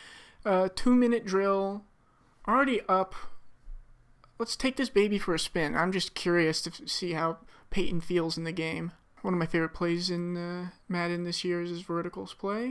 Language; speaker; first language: English; native; English